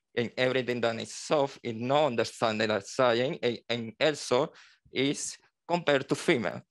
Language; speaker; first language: English; non-native, learner; Spanish